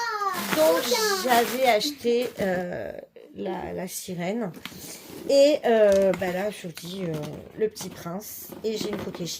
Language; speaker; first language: French; native; French